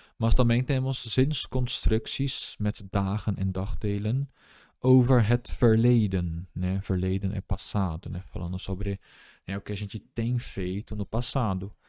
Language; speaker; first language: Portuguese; non-native, fluent; Dutch